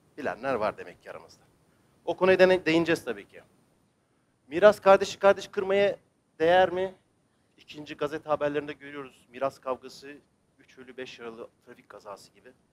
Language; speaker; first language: Turkish; native; Turkish